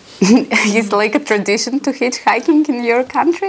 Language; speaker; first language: English; non-native, learner; Bulgarian